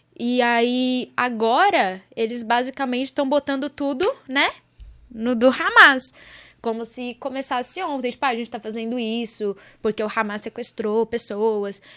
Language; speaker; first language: Portuguese; early bilingual, other home language; Arabic